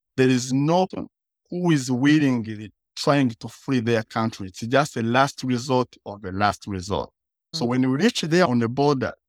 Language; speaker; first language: English; early bilingual, other home language; Kinyarwanda